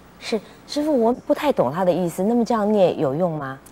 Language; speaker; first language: Chinese; native; Chinese